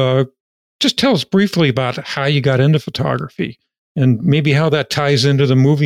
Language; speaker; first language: English; native; English